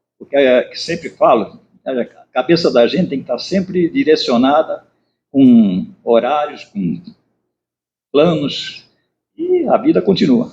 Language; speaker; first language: Portuguese; native; Portuguese